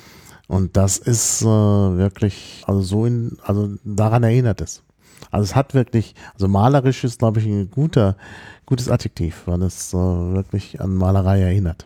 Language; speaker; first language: German; native; German